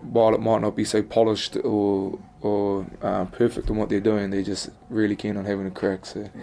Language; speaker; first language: English; native; English